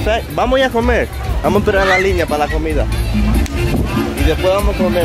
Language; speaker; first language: Spanish; early bilingual, heritage; English